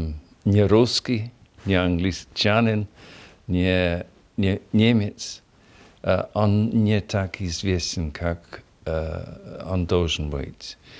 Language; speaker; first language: Russian; non-native, fluent; English